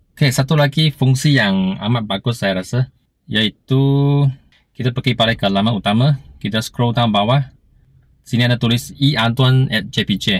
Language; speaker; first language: Malay; non-native, local second language; Chinese